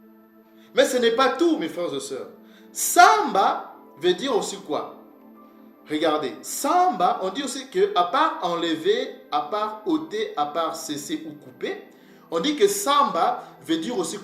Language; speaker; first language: French; non-native, local second language; Kongo